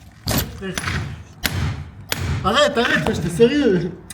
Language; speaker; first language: French; native; French